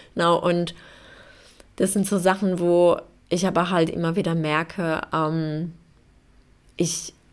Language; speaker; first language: German; non-native, fluent; Polish